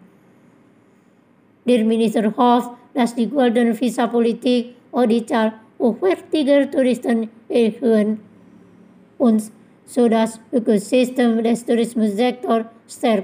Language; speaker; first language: German; non-native, fluent; Indonesian